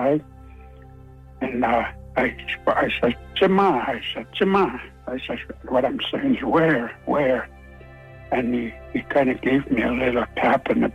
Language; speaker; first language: English; non-native, fluent; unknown